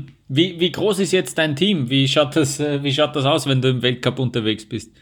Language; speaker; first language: German; native; German